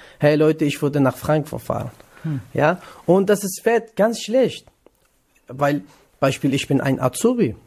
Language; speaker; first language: German; non-native, learner; Kurdish